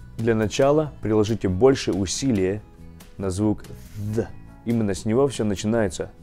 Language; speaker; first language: Russian; early bilingual, heritage; Russian